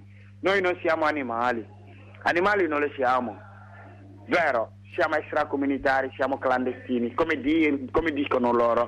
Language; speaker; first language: Italian; non-native, fluent; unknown